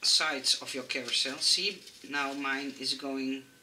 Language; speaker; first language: English; non-native, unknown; Dutch